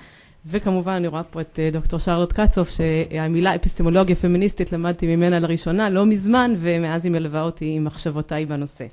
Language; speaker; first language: Hebrew; native; Hebrew